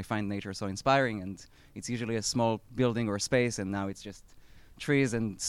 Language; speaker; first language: English; non-native, fluent; Hebrew